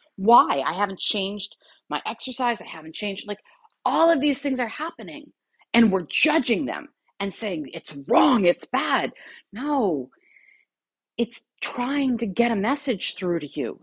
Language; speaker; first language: English; native; English